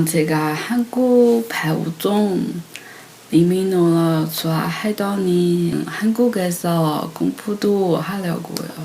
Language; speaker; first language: Korean; non-native, learner; Chinese